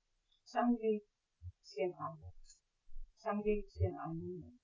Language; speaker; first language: Chinese; non-native, fluent; English